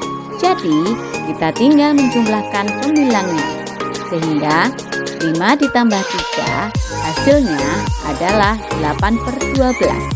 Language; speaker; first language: Indonesian; native; Indonesian